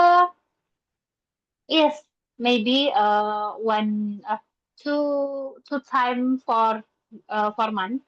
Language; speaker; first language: English; non-native, learner; Indonesian